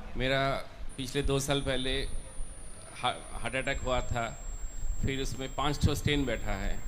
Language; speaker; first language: Hindi; non-native, local second language; Bangla